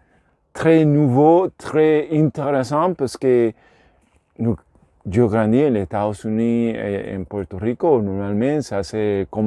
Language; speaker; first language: French; non-native, learner; Spanish